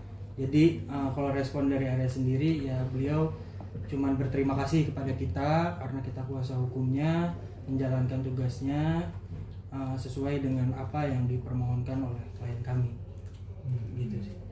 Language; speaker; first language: Indonesian; native; Indonesian